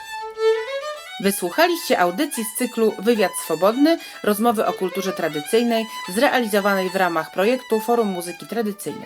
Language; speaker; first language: Polish; native; Polish